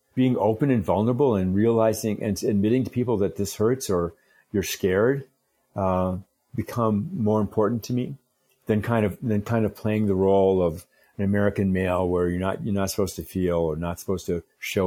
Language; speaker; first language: English; native; English